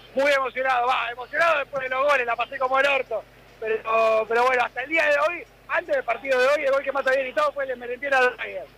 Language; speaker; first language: Spanish; native; Spanish